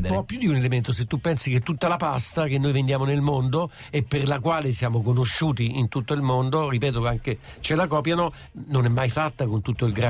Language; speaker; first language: Italian; native; Italian